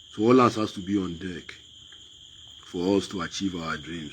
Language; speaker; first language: English; non-native, local second language; Yoruba